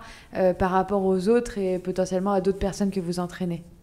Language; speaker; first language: French; native; French